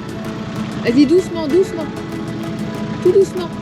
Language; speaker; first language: French; native; French